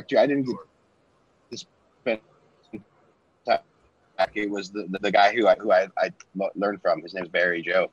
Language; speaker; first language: English; native; English